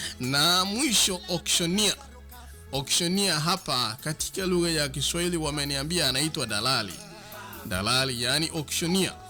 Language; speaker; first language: Swahili; non-native, local second language; Gusii